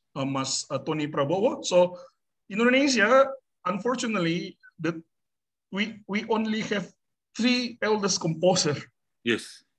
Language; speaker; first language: English; non-native, fluent; Indonesian